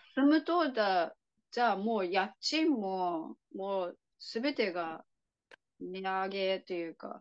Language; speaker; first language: Japanese; non-native, fluent; English